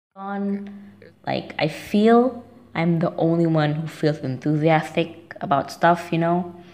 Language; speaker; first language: English; non-native, fluent; Indonesian